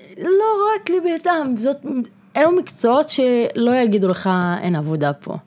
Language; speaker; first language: Hebrew; non-native, local second language; Arabic